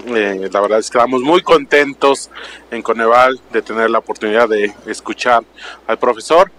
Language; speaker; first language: Spanish; native; Spanish